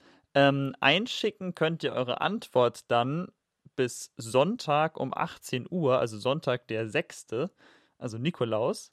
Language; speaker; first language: German; native; German